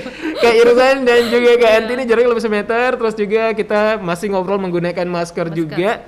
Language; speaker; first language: Indonesian; native; Indonesian